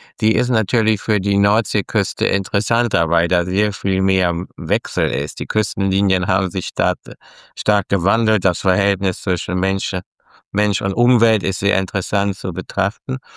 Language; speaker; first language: German; native; German